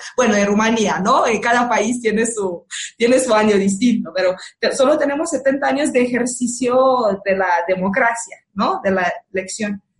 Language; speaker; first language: Spanish; non-native, fluent; Romanian